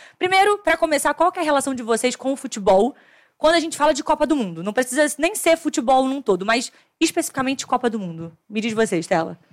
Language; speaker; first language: Portuguese; native; Portuguese